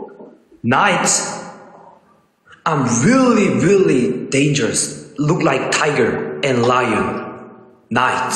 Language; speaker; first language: English; non-native, learner; Thai